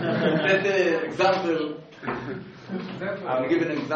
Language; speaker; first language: Hebrew; non-native, fluent; English